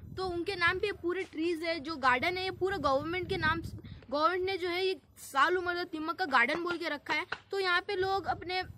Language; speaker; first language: Hindi; native; Hindi